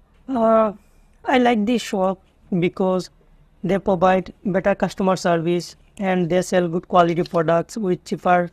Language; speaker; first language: English; non-native, learner; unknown